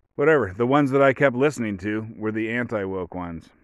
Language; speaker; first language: English; native; English